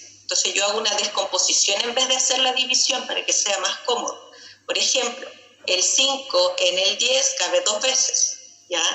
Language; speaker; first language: Spanish; native; Spanish